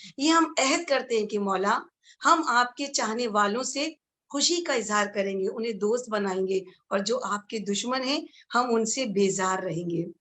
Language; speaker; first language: Urdu; native; Urdu